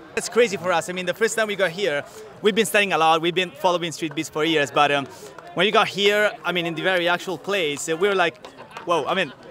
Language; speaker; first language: English; non-native, fluent; Italian